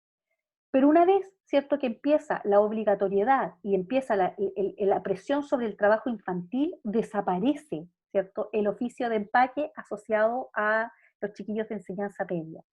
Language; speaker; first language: Spanish; native; Spanish